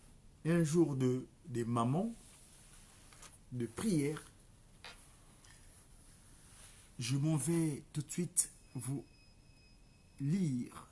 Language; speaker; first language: French; non-native, local second language; Kongo